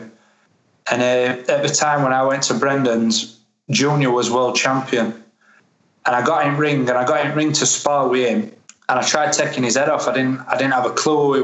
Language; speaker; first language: English; native; English